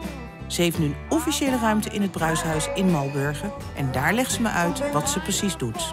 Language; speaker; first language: Dutch; native; Dutch